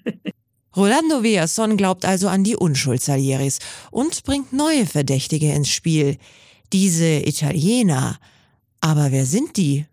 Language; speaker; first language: German; native; German